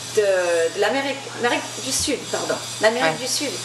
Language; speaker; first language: French; native; French